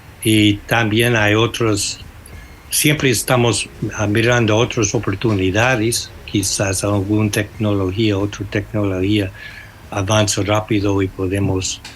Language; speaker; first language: Spanish; non-native, fluent; English